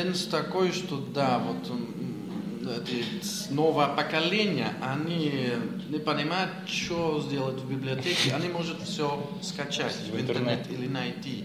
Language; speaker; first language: Russian; non-native, fluent; Dutch